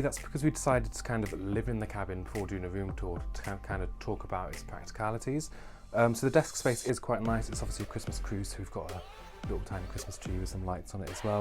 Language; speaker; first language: English; native; English